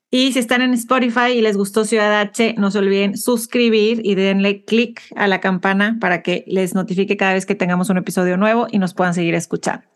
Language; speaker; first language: Spanish; native; Spanish